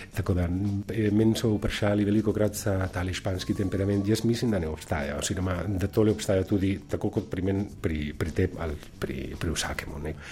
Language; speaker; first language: Slovenian; non-native, fluent; Spanish